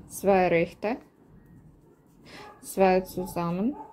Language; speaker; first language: German; non-native, learner; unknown